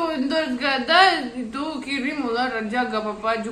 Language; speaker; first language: Indonesian; non-native, learner; Russian